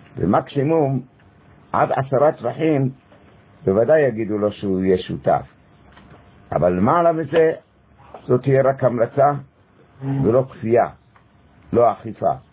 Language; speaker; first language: Hebrew; early bilingual, other home language; Arabic